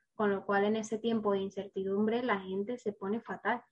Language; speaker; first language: Spanish; native; Spanish